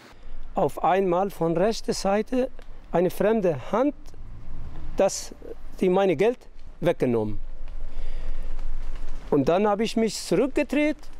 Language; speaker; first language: German; non-native, learner; Turkish